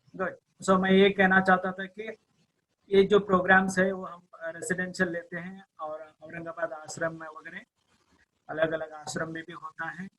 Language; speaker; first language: Hindi; non-native, local second language; Marathi